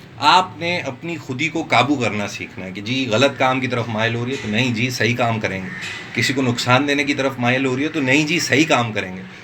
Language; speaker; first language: Urdu; non-native, local second language; Northern Hindko